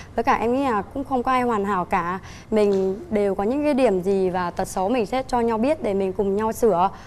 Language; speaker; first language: Vietnamese; native; Vietnamese